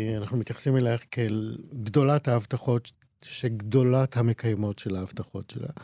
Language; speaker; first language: Hebrew; native; Hebrew